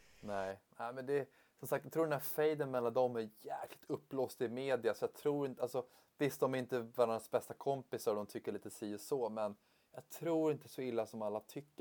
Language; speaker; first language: Swedish; native; Swedish